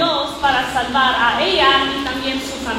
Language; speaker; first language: Spanish; non-native, learner; English